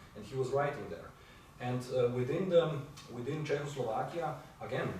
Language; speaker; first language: English; non-native, fluent; Slovenian